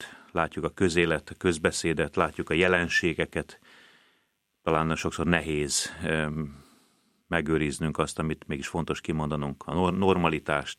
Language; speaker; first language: Hungarian; native; Hungarian